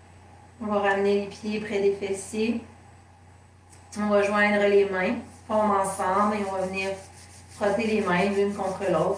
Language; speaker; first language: French; native; French